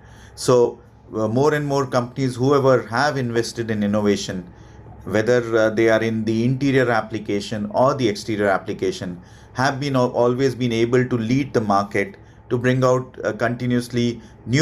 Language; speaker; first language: English; non-native, local second language; Hindi